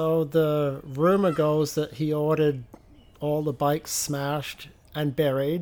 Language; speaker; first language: English; native; English